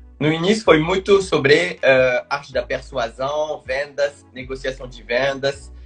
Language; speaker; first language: Portuguese; non-native, fluent; French